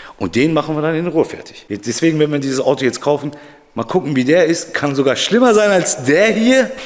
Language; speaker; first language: German; early bilingual, other home language; Turkish